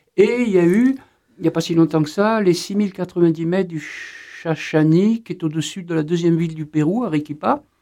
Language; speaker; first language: French; native; French